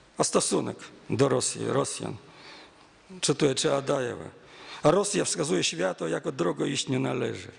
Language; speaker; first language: Polish; non-native, fluent; Russian